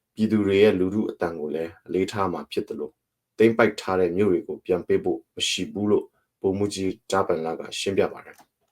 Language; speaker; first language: Burmese; non-native, local second language; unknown